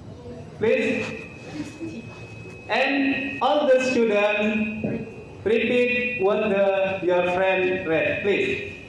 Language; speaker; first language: English; non-native, learner; Indonesian